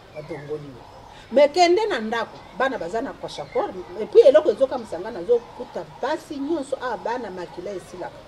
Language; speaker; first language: Lingala; non-native, local second language; Luba-Lulua